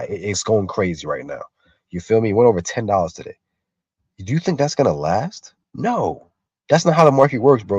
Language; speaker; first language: English; native; English